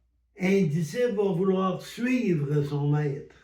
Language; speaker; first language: French; native; French